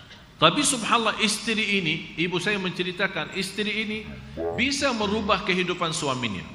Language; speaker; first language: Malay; non-native, fluent; Arabic